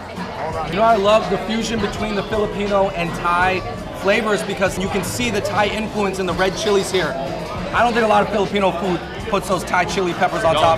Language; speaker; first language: English; native; English